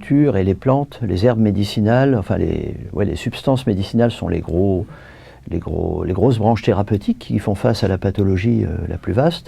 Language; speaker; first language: French; native; French